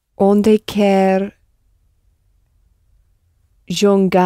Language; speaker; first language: Portuguese; non-native, learner; English